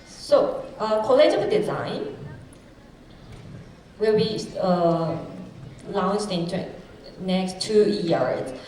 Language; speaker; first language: English; non-native, fluent; Japanese